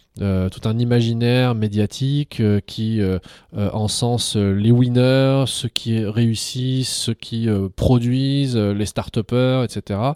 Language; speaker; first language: French; early bilingual, other home language; Arabic